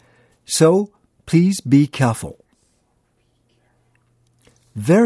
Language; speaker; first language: English; non-native, learner; Japanese